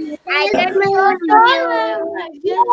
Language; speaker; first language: English; non-native, learner; Hindi